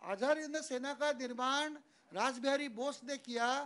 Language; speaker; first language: Hindi; non-native, local second language; Marathi